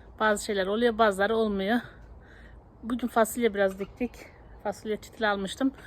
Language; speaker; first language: Turkish; native; Turkish